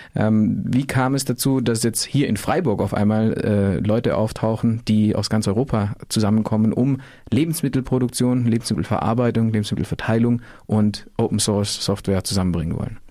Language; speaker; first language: German; native; German